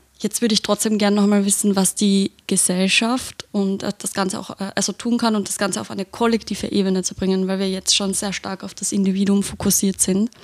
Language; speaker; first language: German; native; German